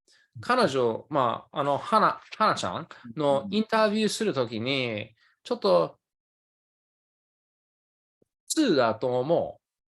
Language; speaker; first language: Japanese; early bilingual, other home language; English